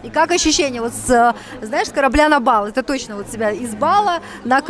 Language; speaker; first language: Russian; native; Russian